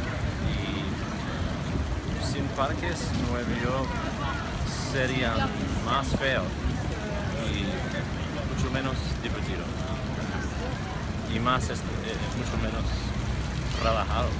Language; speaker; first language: Spanish; non-native, fluent; English